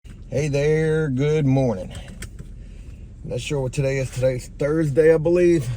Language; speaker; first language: English; native; English